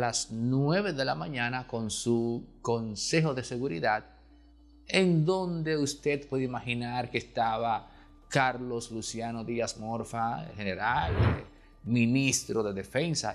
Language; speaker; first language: Spanish; native; Spanish